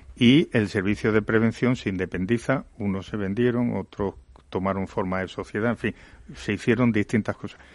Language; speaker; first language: Spanish; native; Spanish